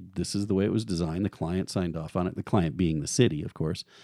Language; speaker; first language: English; native; English